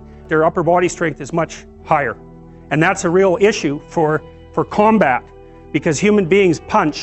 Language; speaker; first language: English; native; English